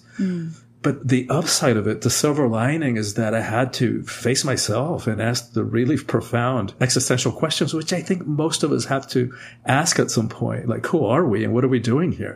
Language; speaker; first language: English; early bilingual, other home language; Spanish